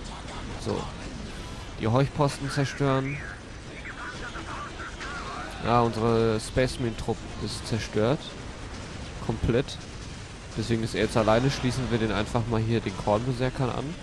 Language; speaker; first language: German; native; German